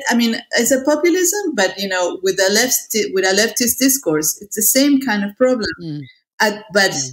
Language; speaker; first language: English; non-native, fluent; Spanish